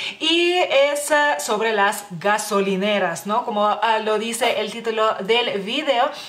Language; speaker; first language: Spanish; non-native, fluent; Lithuanian